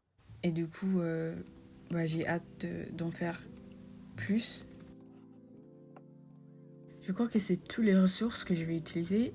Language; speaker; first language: French; non-native, fluent; English